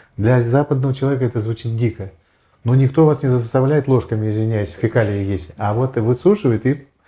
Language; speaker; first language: Russian; native; Russian